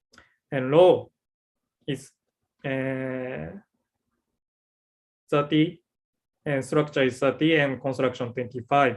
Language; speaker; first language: English; non-native, learner; Japanese